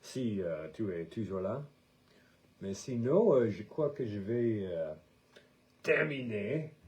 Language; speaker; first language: French; non-native, learner; English